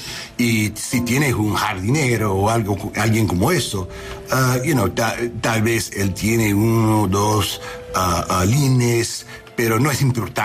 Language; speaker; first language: Spanish; non-native, learner; English